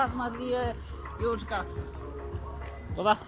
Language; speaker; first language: Russian; non-native, learner; Chinese